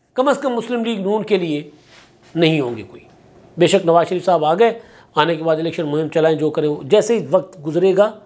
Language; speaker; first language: Urdu; non-native, local second language; Sindhi